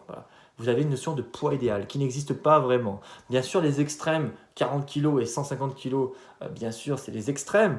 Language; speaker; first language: French; native; French